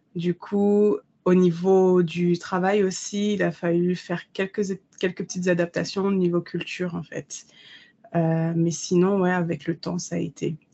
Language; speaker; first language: French; native; French